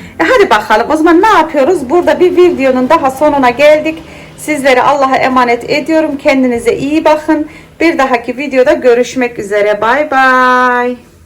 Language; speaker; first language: Turkish; early bilingual, heritage; Turkish